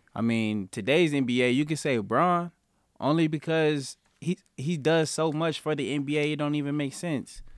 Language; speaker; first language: English; native; English